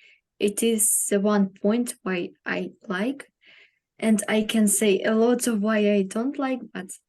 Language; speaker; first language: English; non-native, learner; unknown